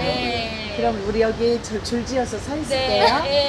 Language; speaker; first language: Korean; native; Korean